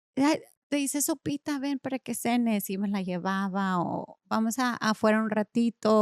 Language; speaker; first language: Spanish; early bilingual, other home language; English